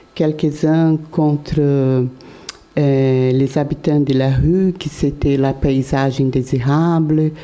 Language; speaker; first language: French; non-native, learner; Portuguese